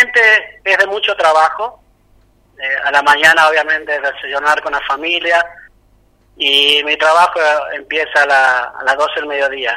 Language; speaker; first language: Spanish; native; Spanish